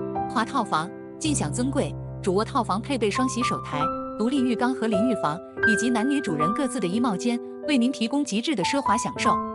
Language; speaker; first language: Chinese; native; Chinese